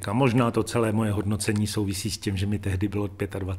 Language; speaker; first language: Czech; native; Czech